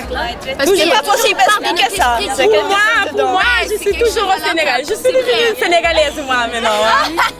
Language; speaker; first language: French; non-native, fluent; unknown